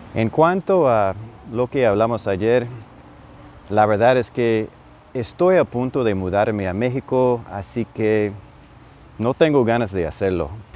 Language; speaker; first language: Spanish; non-native, fluent; English